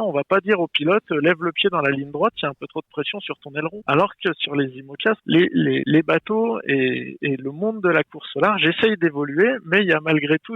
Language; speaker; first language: French; native; French